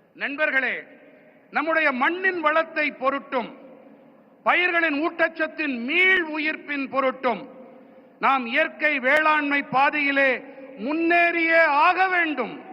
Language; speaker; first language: Tamil; native; Tamil